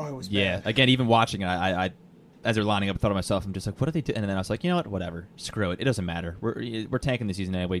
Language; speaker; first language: English; native; English